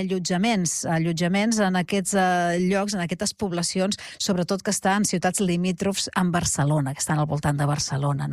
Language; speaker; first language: Catalan; native; Catalan